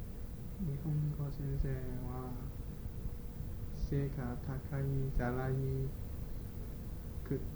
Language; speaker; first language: Japanese; non-native, learner; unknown